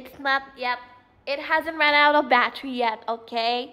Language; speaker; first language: English; non-native, learner; Indonesian